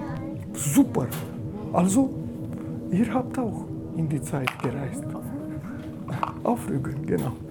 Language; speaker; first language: German; non-native, fluent; Romanian